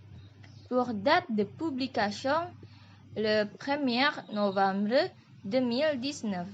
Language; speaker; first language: French; non-native, learner; Indonesian